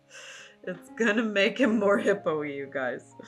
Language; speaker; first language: English; native; English